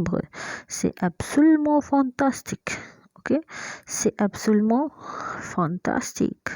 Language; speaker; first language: French; non-native, fluent; Hindi